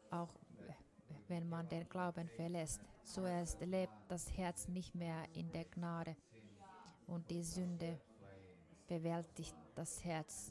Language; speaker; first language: German; non-native, fluent; Finnish